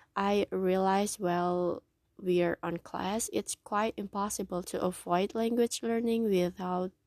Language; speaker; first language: English; non-native, fluent; Indonesian